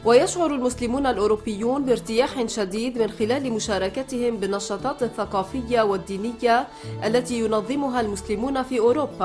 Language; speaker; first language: Arabic; native; Arabic